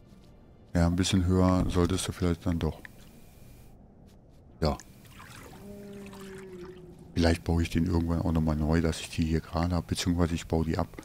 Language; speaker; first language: German; native; German